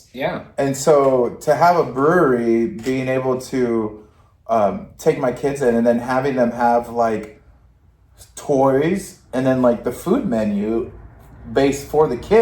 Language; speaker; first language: English; native; English